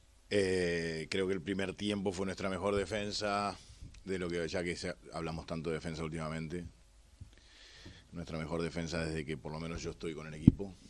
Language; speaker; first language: Spanish; native; Spanish